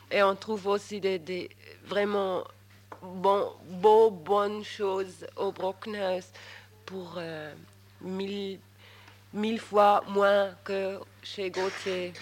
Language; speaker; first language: French; non-native, local second language; German